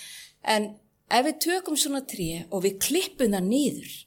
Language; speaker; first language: Icelandic; native; Icelandic